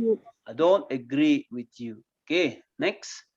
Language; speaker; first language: English; non-native, fluent; Indonesian